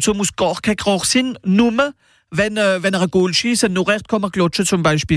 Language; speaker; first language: German; non-native, local second language; Swiss German